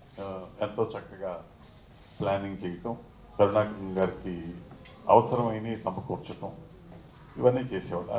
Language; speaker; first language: Telugu; native; Telugu